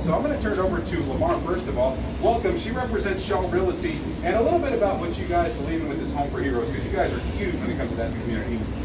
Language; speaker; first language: English; native; English